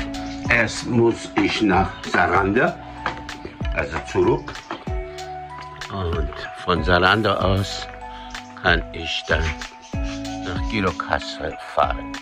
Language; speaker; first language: German; non-native, fluent; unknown